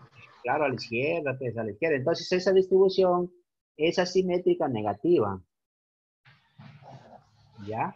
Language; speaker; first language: Spanish; native; Spanish